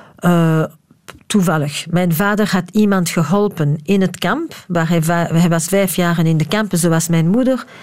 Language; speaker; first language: Dutch; native; Dutch